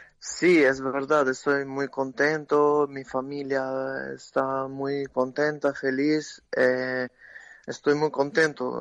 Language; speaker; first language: Spanish; non-native, learner; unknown